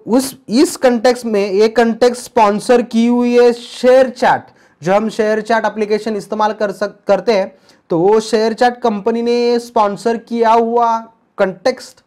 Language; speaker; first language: Hindi; non-native, local second language; Marathi